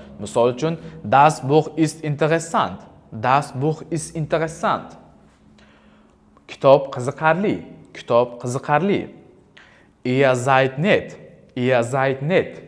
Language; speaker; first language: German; non-native, fluent; Uzbek